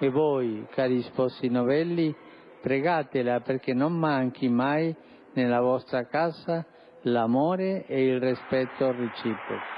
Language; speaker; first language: Italian; non-native, fluent; Spanish